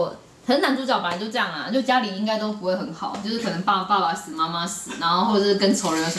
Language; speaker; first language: Chinese; native; Chinese